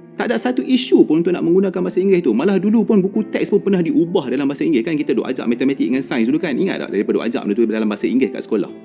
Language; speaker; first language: Malay; native; Malay